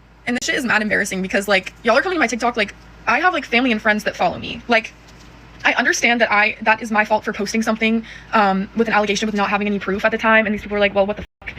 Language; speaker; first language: English; native; English